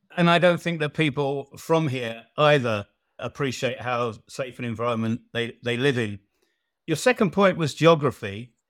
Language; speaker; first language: English; native; English